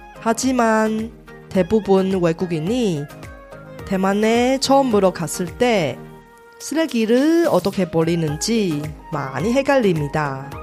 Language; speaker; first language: Korean; non-native, fluent; Chinese